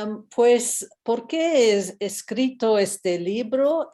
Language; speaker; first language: Spanish; non-native, fluent; English